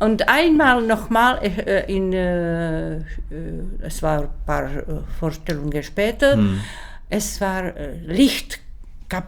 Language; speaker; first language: German; non-native, learner; Czech